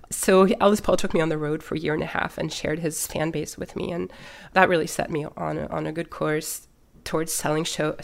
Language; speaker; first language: English; early bilingual, other home language; German